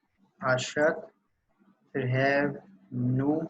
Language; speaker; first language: French; non-native, learner; Hindi